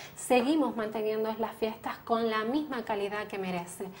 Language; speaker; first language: Spanish; native; Spanish